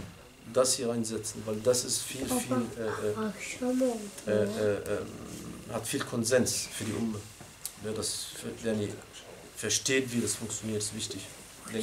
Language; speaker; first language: German; non-native, fluent; Arabic